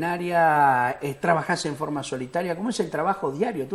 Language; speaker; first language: Spanish; native; Spanish